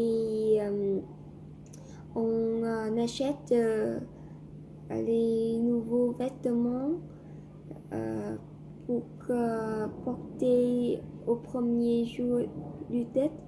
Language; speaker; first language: French; non-native, learner; Vietnamese